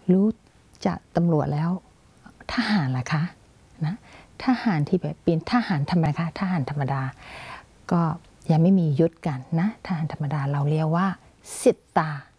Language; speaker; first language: Thai; non-native, fluent; Burmese